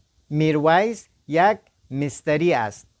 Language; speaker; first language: Persian; non-native, local second language; Pashto